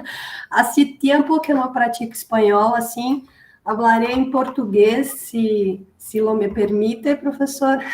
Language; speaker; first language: Spanish; non-native, learner; Portuguese